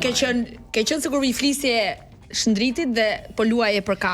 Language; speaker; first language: Albanian; native; Albanian